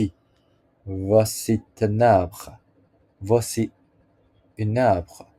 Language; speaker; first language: French; non-native, learner; Japanese